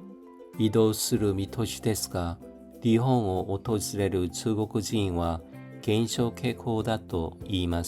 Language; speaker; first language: Japanese; non-native, fluent; Korean